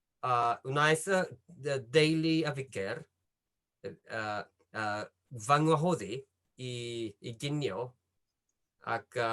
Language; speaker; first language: Welsh; non-native, fluent; Japanese